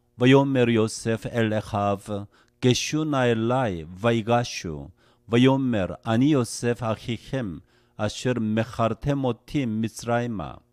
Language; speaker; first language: Hebrew; non-native, fluent; Korean